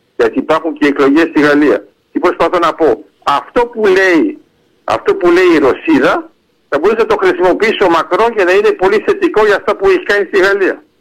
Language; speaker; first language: Greek; early bilingual, heritage; Greek